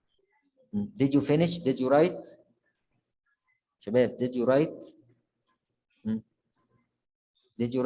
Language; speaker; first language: English; non-native, fluent; Arabic